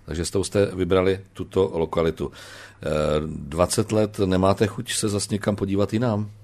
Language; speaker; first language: Czech; native; Czech